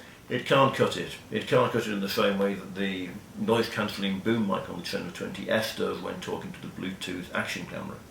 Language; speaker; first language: English; native; English